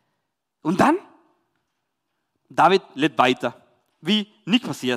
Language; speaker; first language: German; non-native, learner; Spanish